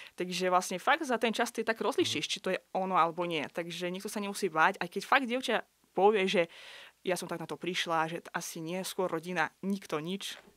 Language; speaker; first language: Slovak; non-native, fluent; Azerbaijani